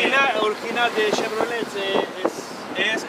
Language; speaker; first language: Spanish; non-native, learner; English